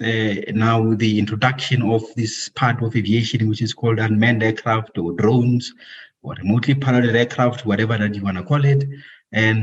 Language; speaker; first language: English; non-native, local second language; Southern Sotho